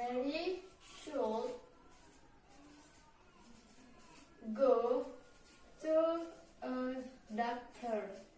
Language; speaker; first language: English; non-native, learner; Indonesian